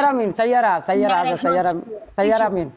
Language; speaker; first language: Arabic; non-native, learner; Bangla